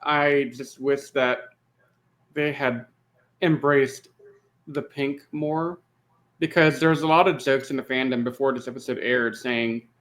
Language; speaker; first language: English; native; English